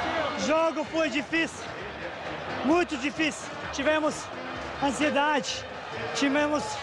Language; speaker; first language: Portuguese; non-native, fluent; Serbian